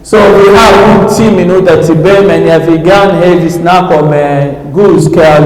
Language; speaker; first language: Swedish; non-native, learner; French